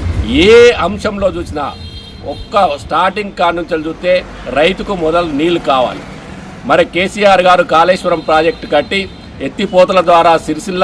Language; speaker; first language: Telugu; native; Telugu